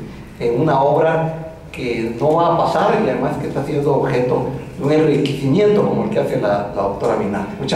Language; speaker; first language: Spanish; native; Spanish